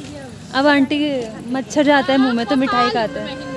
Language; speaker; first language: Hindi; native; Hindi